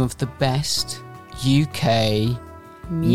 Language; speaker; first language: English; native; English